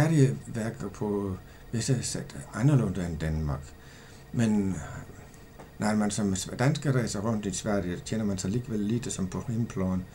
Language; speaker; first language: Swedish; non-native, learner; Danish